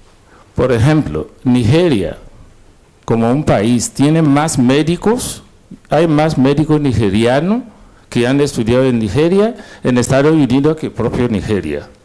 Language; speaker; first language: Spanish; non-native, fluent; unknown